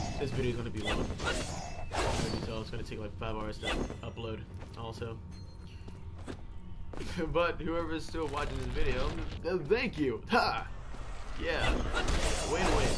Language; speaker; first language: English; native; English